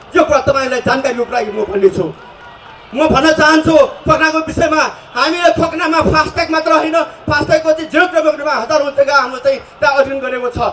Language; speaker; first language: Nepali; non-native, local second language; Newari